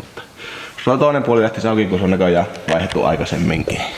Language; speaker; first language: Finnish; native; Finnish